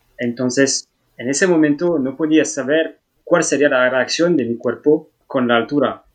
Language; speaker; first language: Spanish; non-native, learner; French